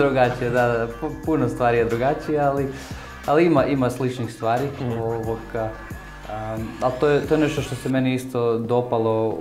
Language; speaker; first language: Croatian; early bilingual, heritage; Croatian